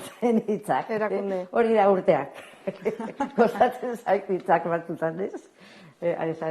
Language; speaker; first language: Basque; non-native, local second language; Spanish